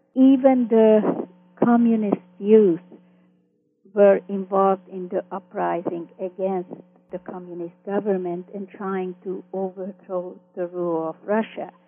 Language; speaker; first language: English; early bilingual, other home language; Hungarian